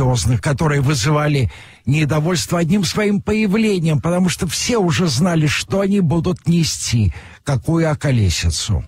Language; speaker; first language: Russian; native; Russian